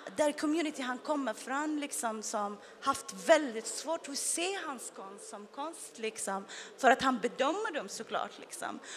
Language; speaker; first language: Swedish; non-native, fluent; Arabic